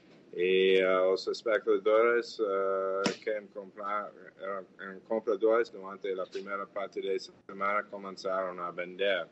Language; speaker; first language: Portuguese; non-native, fluent; English